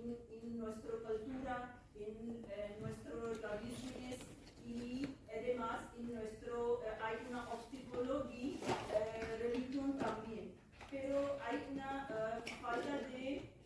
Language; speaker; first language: Spanish; non-native, learner; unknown